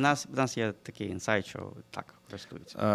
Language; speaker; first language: Ukrainian; non-native, local second language; Russian